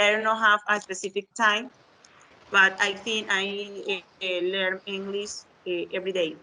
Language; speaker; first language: English; non-native, learner; Spanish